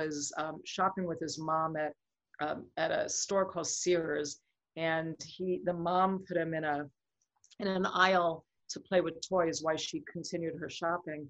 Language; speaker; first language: English; native; English